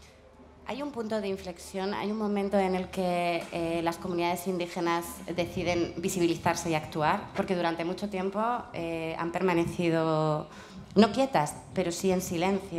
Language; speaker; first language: Spanish; native; Spanish